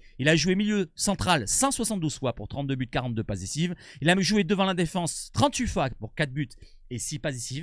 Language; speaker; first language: French; native; French